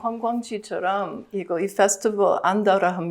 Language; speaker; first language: Korean; non-native, learner; English